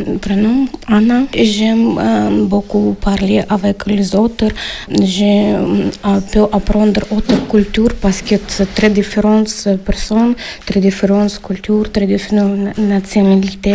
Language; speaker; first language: French; non-native, learner; Ukrainian